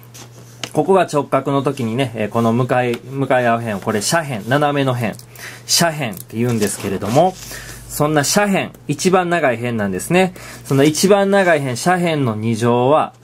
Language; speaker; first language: Japanese; native; Japanese